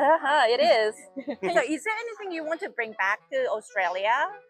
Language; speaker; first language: English; non-native, fluent; Japanese